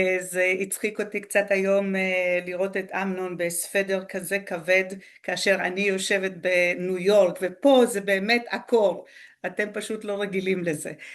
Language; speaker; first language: Hebrew; early bilingual, other home language; Spanish